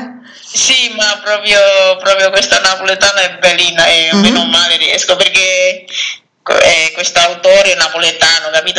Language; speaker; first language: Italian; non-native, learner; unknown